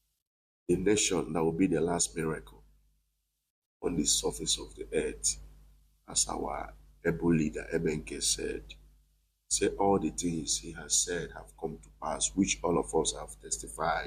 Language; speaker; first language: English; non-native, local second language; Igbo